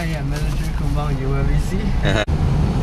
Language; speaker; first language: English; non-native, learner; Burmese